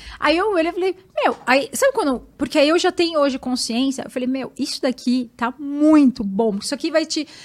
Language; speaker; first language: Portuguese; native; Portuguese